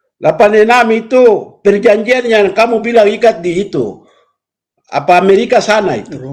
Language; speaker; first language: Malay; non-native, local second language; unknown